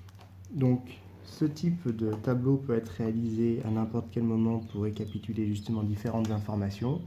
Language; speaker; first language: French; native; French